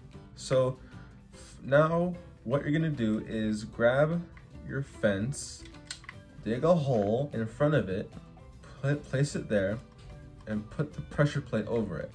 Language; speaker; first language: English; native; English